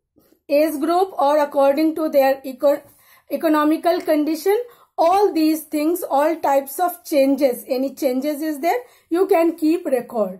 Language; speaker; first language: English; non-native, local second language; Hindi